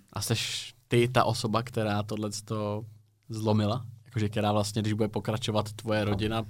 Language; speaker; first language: Czech; native; Czech